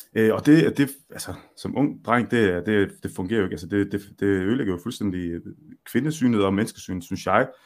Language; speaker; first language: Danish; early bilingual, other home language; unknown